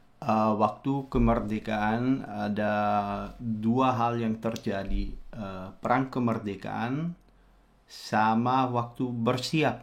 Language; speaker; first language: Indonesian; non-native, fluent; Dutch